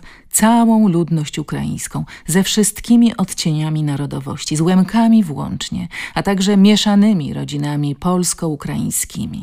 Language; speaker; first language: Polish; native; Polish